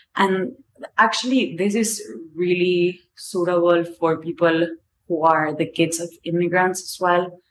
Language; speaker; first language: English; non-native, fluent; Spanish